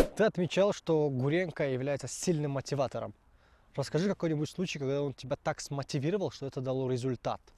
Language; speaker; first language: Russian; non-native, local second language; Tajik